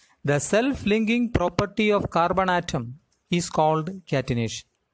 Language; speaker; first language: English; non-native, local second language; Malayalam